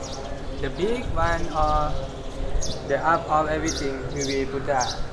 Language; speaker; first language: English; non-native, learner; Thai